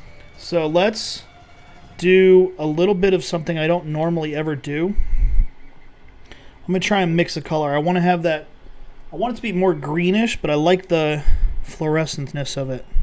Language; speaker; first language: English; native; English